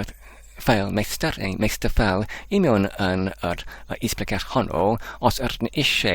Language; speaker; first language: Welsh; non-native, fluent; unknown